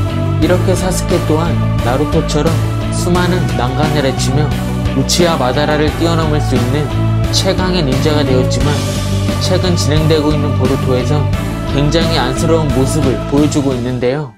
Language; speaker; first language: Korean; native; Korean